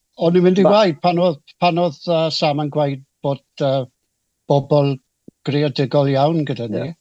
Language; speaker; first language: Welsh; non-native, local second language; English